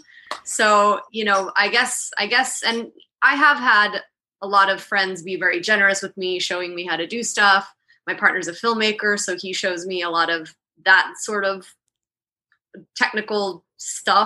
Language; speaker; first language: English; native; English